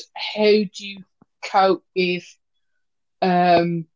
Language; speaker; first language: English; native; English